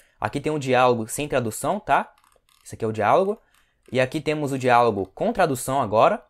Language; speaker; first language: Portuguese; native; Portuguese